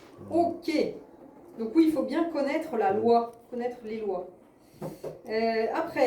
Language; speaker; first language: French; native; French